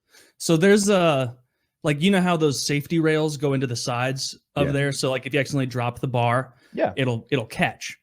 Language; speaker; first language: English; native; English